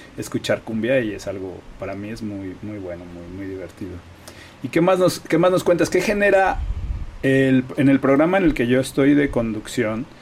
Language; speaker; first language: Spanish; native; Spanish